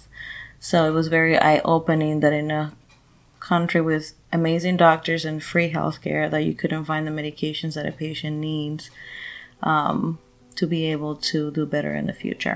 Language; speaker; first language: English; non-native, fluent; Spanish